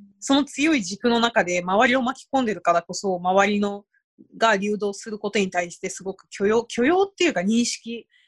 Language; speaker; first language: Japanese; native; Japanese